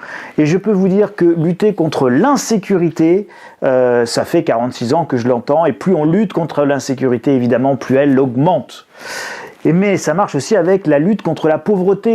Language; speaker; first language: French; native; French